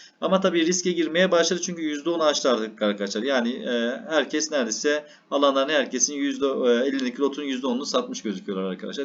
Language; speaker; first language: Turkish; native; Turkish